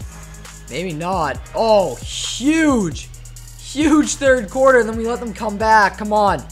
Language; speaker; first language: English; native; English